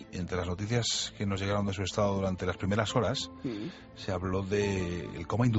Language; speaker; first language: Spanish; native; Spanish